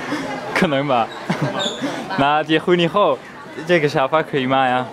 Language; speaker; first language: Chinese; non-native, fluent; Dutch